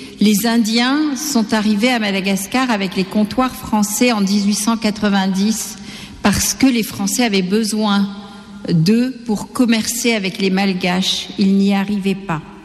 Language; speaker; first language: French; non-native, local second language; Gujarati